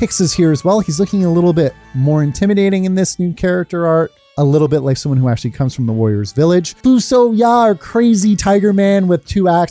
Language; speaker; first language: English; native; English